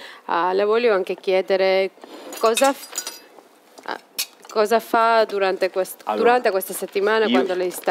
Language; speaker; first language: Italian; non-native, fluent; Georgian